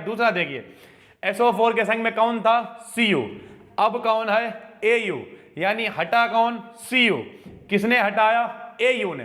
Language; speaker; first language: Hindi; native; Hindi